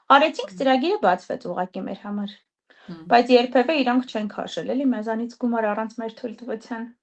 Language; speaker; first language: Armenian; native; Armenian